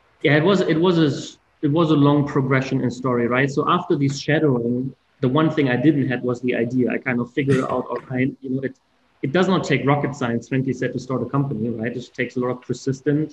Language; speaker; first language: English; non-native, fluent; German